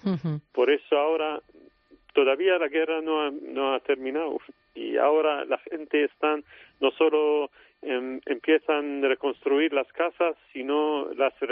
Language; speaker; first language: Spanish; non-native, fluent; Arabic